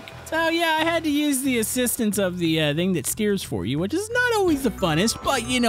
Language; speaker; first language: English; native; English